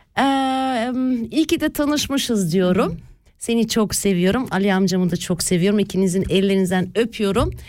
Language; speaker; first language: Turkish; early bilingual, heritage; Turkish